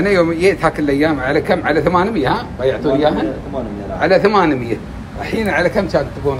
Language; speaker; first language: Arabic; native; Arabic